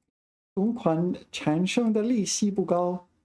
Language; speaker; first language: Chinese; non-native, fluent; English